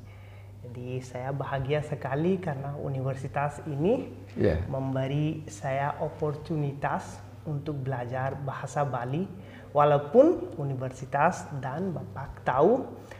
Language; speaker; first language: Indonesian; non-native, fluent; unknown